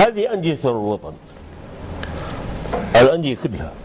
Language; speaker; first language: Arabic; native; Arabic